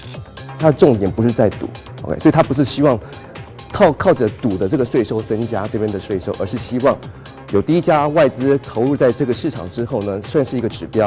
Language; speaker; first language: Chinese; native; Chinese